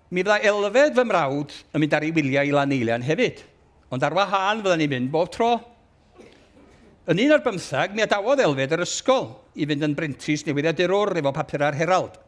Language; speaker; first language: Welsh; native; Welsh